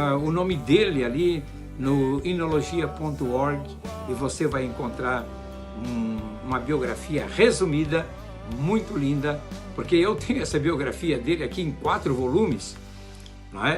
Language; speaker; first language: Portuguese; native; Portuguese